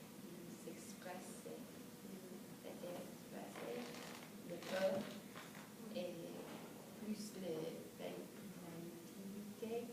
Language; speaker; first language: French; non-native, learner; English